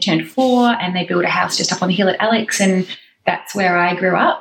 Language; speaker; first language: English; native; English